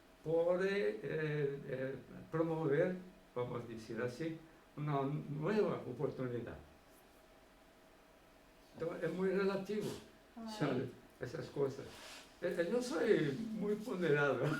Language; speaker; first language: Spanish; non-native, fluent; Portuguese